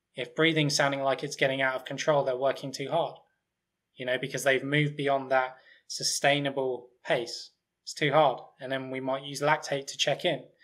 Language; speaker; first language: English; native; English